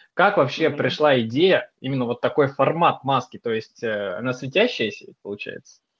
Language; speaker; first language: Russian; native; Russian